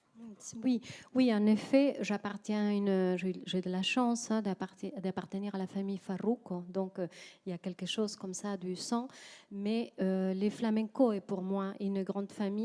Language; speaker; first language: French; non-native, fluent; Spanish